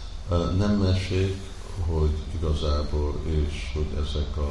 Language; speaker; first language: Hungarian; early bilingual, heritage; Hungarian